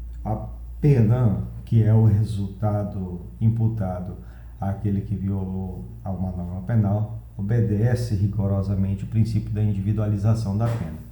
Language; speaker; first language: Portuguese; native; Portuguese